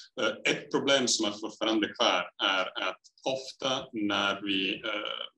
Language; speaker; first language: Swedish; non-native, fluent; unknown